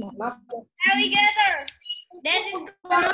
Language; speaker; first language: English; non-native, learner; Indonesian